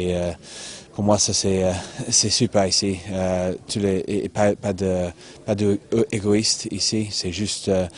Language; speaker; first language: French; non-native, fluent; English